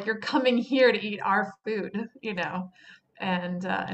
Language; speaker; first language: English; native; English